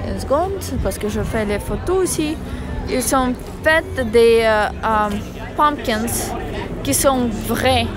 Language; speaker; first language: French; non-native, fluent; Russian